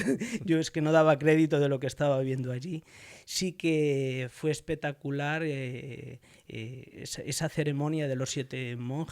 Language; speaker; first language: Spanish; native; Spanish